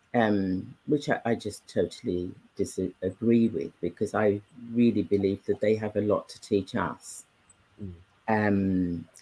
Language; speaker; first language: English; native; English